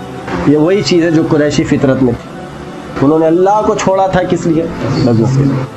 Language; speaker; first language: Urdu; native; Urdu